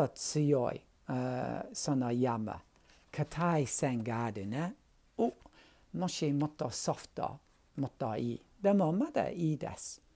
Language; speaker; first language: Japanese; non-native, learner; English